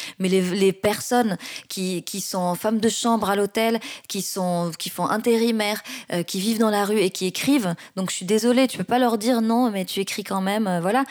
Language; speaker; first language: French; non-native, local second language; Arabic